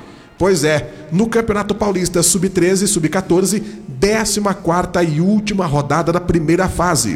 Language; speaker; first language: Portuguese; native; Portuguese